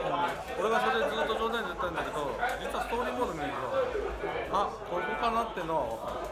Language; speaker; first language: Japanese; native; Japanese